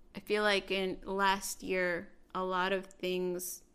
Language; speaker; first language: English; early bilingual, other home language; Spanish